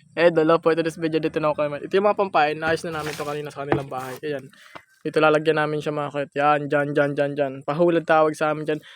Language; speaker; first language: Filipino; non-native, local second language; Masbatenyo